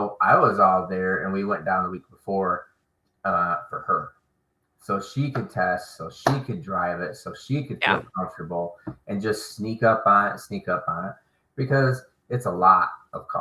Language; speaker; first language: English; native; English